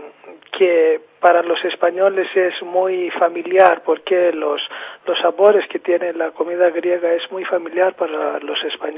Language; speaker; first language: Spanish; non-native, fluent; Greek